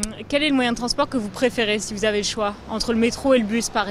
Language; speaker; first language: French; native; French